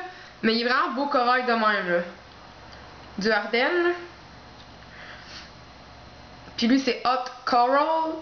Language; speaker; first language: French; native; French